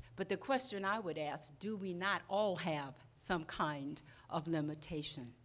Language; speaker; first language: English; non-native, fluent; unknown